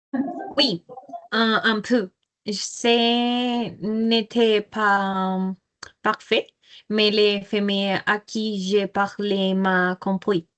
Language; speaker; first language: French; non-native, learner; Spanish